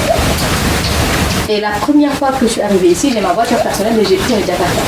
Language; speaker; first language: French; non-native, local second language; Wolof